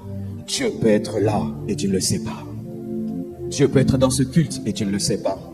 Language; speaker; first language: French; non-native, local second language; Lingala